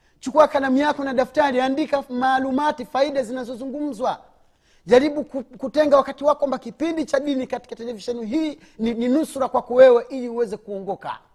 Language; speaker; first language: Swahili; native; Swahili